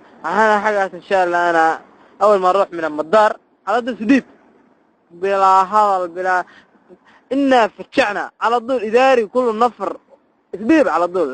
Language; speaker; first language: Arabic; non-native, learner; Somali